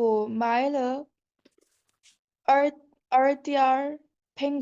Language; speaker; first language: Chinese; non-native, learner; Urdu